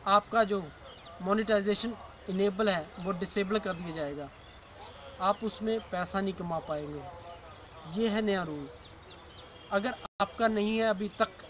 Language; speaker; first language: Hindi; non-native, local second language; Punjabi